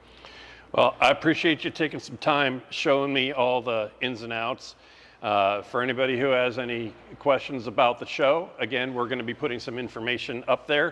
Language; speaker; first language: English; native; English